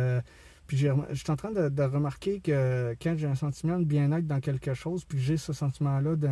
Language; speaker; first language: French; native; French